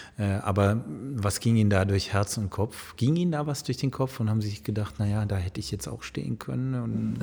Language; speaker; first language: German; native; German